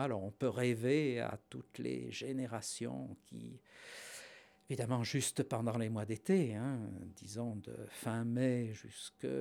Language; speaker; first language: French; native; French